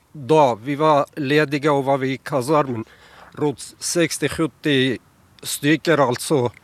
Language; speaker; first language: Swedish; non-native, fluent; Armenian